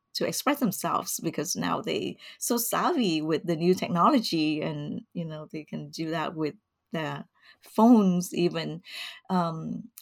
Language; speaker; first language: English; early bilingual, other home language; Vietnamese